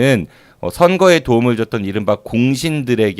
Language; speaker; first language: Korean; native; Korean